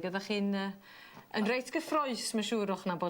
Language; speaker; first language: Welsh; native; Welsh